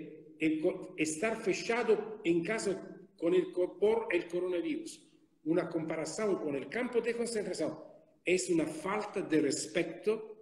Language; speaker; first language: Spanish; non-native, fluent; Italian